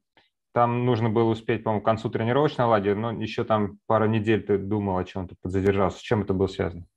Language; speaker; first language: Russian; native; Russian